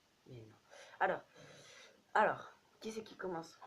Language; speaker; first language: French; native; French